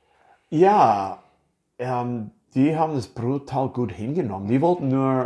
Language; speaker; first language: German; non-native, fluent; English